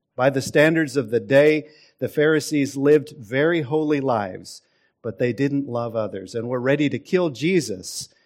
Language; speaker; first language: English; native; English